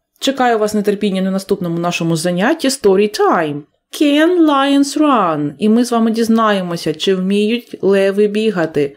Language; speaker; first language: Ukrainian; native; Ukrainian